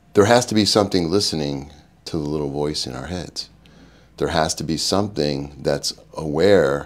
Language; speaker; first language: English; native; English